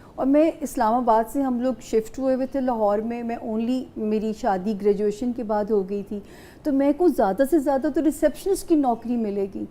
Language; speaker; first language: Urdu; non-native, local second language; Punjabi